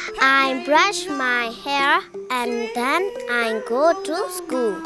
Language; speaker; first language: English; non-native, learner; Burmese